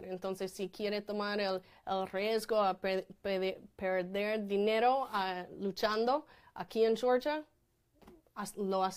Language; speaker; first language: Spanish; non-native, fluent; English